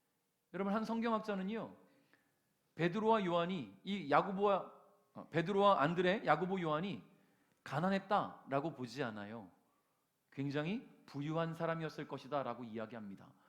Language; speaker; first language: Korean; native; Korean